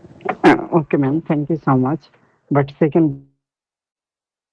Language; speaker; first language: English; non-native, learner; Bangla